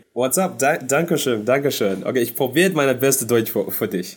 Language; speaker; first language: German; non-native, learner; English